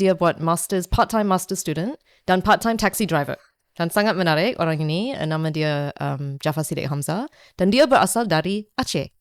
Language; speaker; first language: Malay; non-native, local second language; English